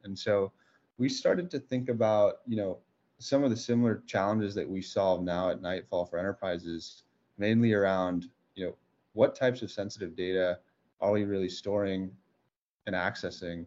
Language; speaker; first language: English; native; English